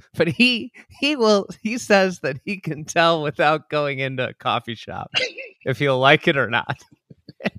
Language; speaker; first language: English; native; English